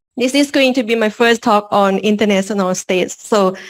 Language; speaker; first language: English; non-native, learner; Lao